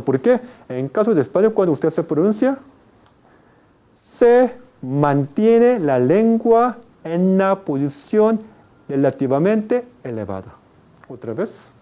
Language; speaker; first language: Spanish; non-native, fluent; Korean